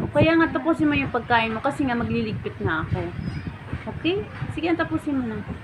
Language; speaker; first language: Filipino; non-native, local second language; Hiligaynon